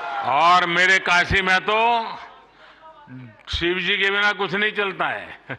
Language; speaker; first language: Hindi; non-native, local second language; Gujarati